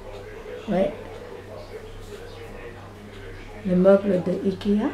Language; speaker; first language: French; non-native, fluent; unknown